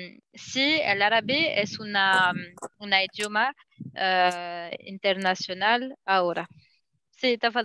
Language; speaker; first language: Spanish; non-native, learner; Arabic